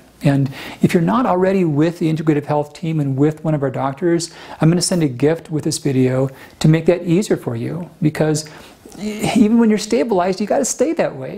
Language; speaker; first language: English; native; English